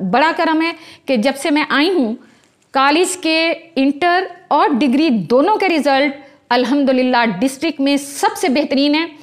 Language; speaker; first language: Urdu; non-native, local second language; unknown